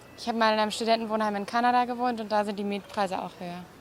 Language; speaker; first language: German; native; German